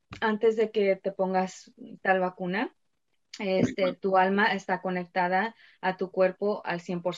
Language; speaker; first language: Spanish; early bilingual, heritage; Spanish